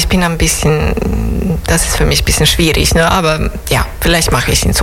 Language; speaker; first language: German; non-native, fluent; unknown